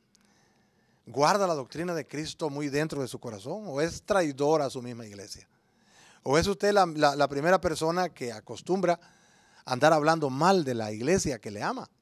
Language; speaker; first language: Spanish; native; Spanish